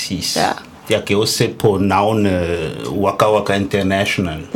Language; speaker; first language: Danish; non-native, fluent; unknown